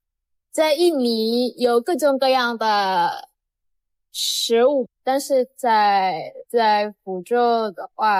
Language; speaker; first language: Chinese; non-native, learner; Indonesian